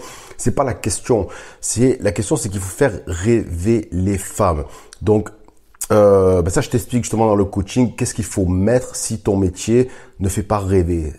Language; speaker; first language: French; native; French